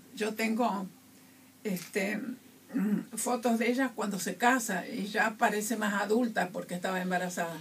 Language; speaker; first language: Spanish; native; Spanish